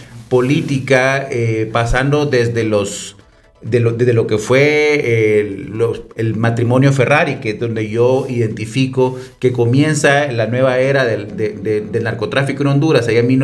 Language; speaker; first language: Spanish; native; Spanish